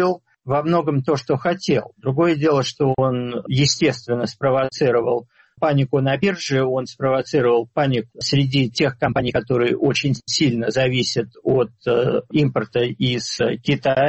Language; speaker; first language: Russian; native; Russian